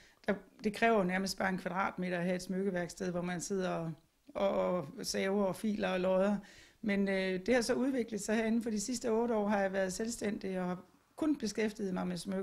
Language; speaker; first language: Danish; native; Danish